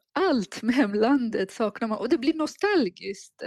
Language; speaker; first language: Swedish; non-native, fluent; Persian